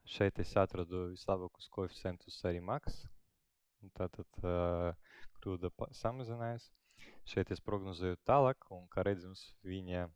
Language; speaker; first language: Latvian; non-native, local second language; Russian